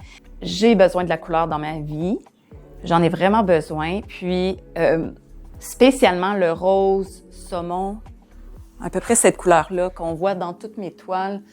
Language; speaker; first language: French; native; French